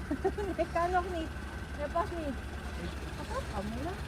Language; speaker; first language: Dutch; non-native, learner; Filipino